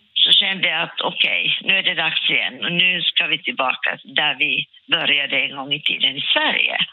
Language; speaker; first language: Swedish; non-native, local second language; Finnish